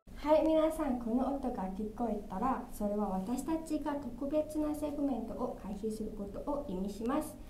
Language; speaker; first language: Japanese; non-native, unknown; Malay